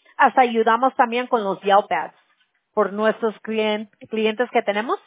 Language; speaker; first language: Spanish; early bilingual, heritage; Spanish